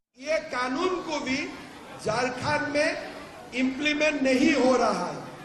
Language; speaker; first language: Hindi; non-native, local second language; Assamese